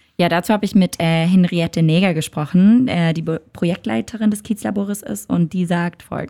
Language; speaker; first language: German; native; German